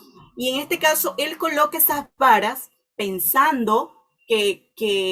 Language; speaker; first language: Spanish; native; Spanish